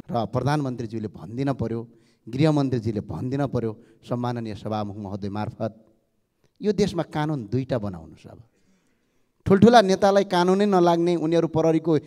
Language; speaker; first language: Nepali; native; Nepali